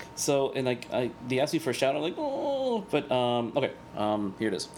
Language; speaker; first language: English; non-native, fluent; Spanish